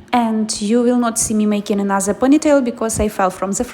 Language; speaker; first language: English; non-native, fluent; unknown